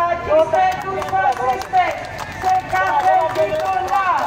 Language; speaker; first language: Greek; native; Greek